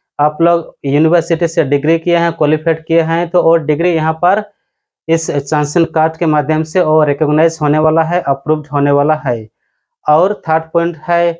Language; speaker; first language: Hindi; non-native, local second language; Odia